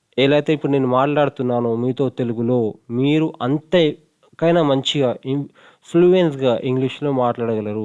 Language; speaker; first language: Telugu; non-native, local second language; Hindi